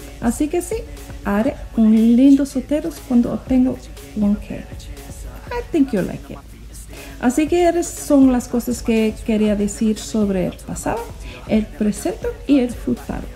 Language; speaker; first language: Spanish; non-native, learner; English